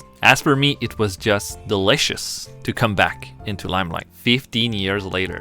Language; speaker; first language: English; non-native, fluent; French